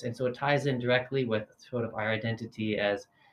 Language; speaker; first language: English; native; English